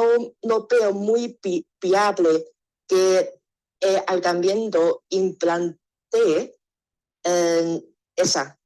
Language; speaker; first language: Spanish; non-native, learner; Chinese